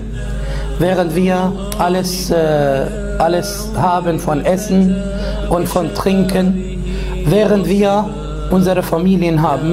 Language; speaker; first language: German; non-native, fluent; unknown